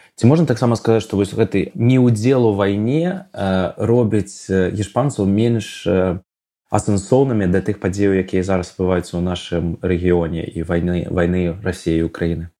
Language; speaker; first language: Belarusian; non-native, local second language; Russian